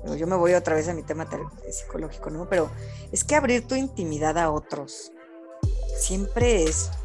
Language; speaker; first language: Spanish; native; Spanish